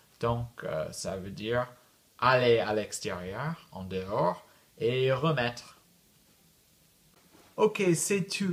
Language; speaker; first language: French; non-native, fluent; English